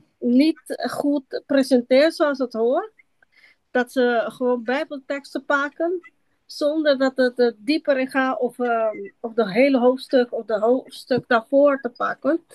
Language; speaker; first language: Dutch; non-native, local second language; Papiamento